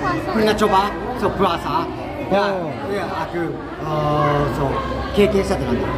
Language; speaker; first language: Indonesian; non-native, learner; Japanese